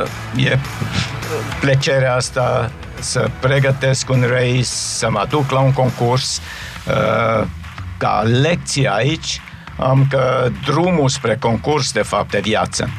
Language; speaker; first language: Romanian; non-native, fluent; German